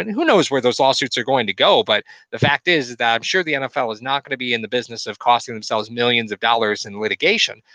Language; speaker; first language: English; native; English